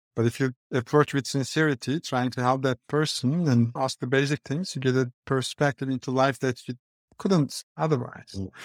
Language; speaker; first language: English; non-native, fluent; Turkish